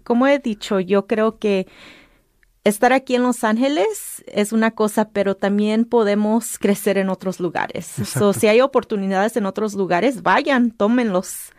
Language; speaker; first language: Spanish; early bilingual, heritage; Spanish